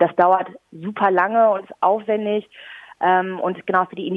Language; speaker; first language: German; native; German